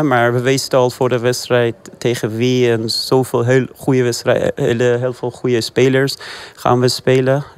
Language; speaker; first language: Dutch; non-native, fluent; Persian